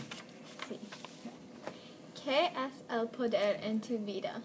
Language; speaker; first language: Spanish; non-native, learner; English